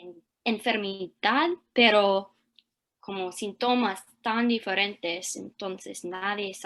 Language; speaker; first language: Spanish; early bilingual, heritage; English